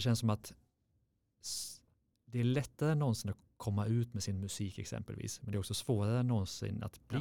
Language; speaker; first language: Swedish; native; Swedish